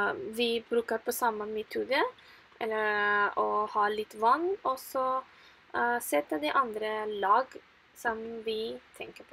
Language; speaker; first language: Norwegian; non-native, fluent; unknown